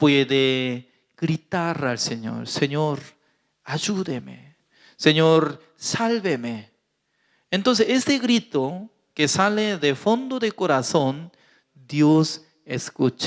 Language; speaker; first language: Spanish; non-native, fluent; Korean